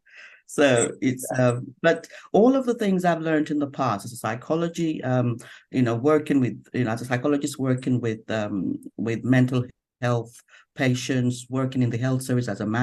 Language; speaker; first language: English; non-native, local second language; Yoruba